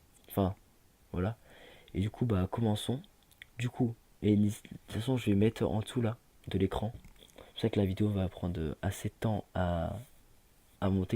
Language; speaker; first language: French; native; French